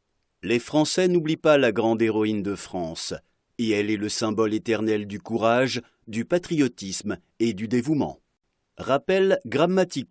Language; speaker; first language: French; non-native, fluent; Arabic